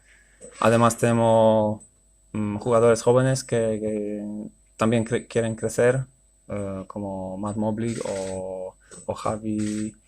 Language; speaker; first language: Spanish; non-native, fluent; Polish